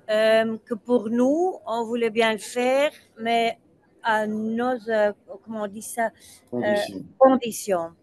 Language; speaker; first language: French; non-native, local second language; Dutch